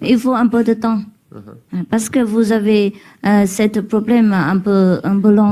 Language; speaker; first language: French; non-native, learner; Vietnamese